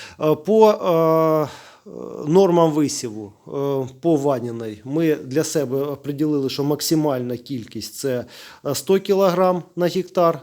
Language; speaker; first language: Ukrainian; native; Ukrainian